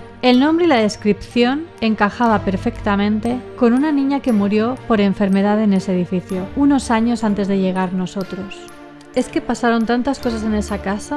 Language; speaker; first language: Spanish; native; Spanish